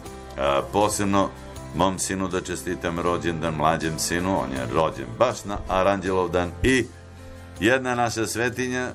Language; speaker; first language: Serbian; native; Serbian